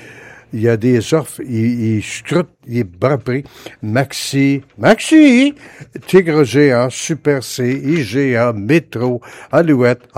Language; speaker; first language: French; native; French